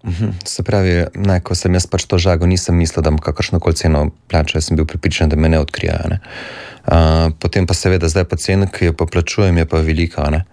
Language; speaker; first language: Slovenian; native; Slovenian